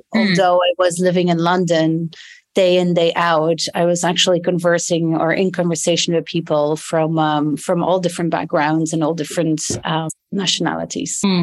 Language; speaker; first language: English; non-native, fluent; Dutch